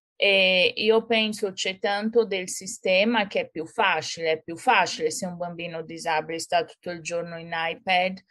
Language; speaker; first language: Italian; non-native, fluent; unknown